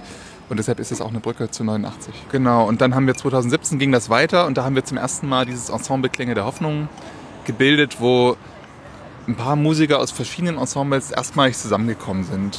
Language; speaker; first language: German; native; German